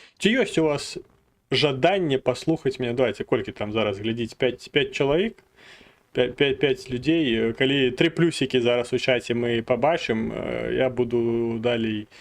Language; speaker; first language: Belarusian; non-native, local second language; Russian